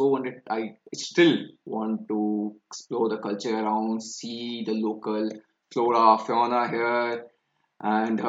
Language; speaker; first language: English; non-native, local second language; Hindi